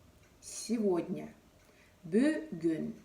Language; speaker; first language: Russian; non-native, local second language; Bashkir